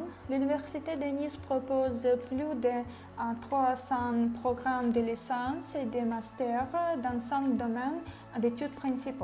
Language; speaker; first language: French; non-native, learner; Ukrainian